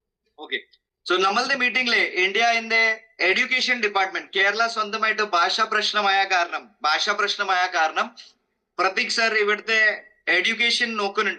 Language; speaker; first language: Malayalam; non-native, fluent; Hindi